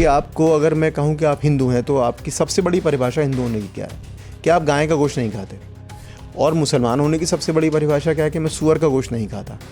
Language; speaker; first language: Hindi; native; Hindi